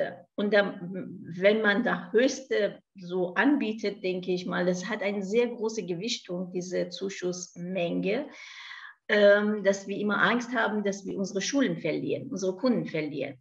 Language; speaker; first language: German; non-native, fluent; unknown